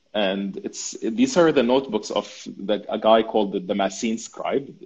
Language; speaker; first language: English; non-native, fluent; Arabic